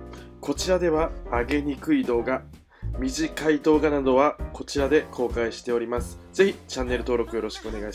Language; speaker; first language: Japanese; native; Japanese